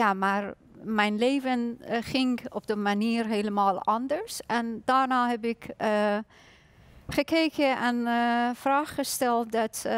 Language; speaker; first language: Dutch; non-native, learner; Persian